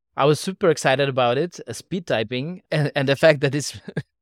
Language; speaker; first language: English; non-native, fluent; Russian